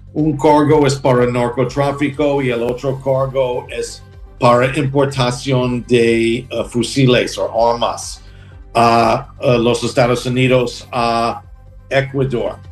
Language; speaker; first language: Spanish; non-native, learner; English